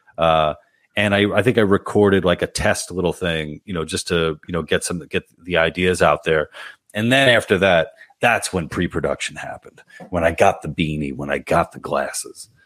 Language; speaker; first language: English; native; English